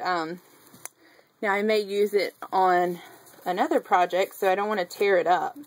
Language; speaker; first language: English; native; English